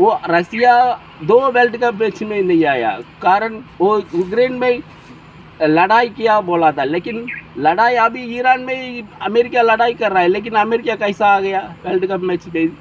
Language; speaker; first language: Hindi; non-native, local second language; Tamil